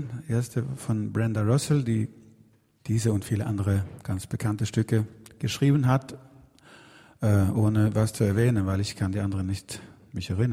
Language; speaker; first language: German; non-native, learner; Swedish